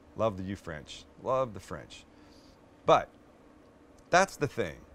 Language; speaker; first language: English; native; English